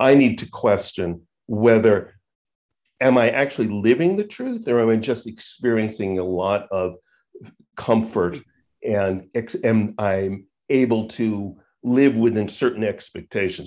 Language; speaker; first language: English; native; English